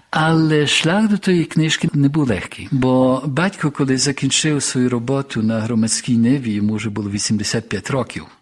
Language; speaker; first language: Ukrainian; early bilingual, heritage; Ukrainian